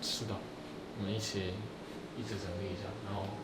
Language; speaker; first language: Chinese; non-native, fluent; Korean